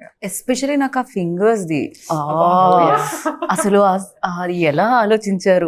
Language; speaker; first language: Telugu; native; Telugu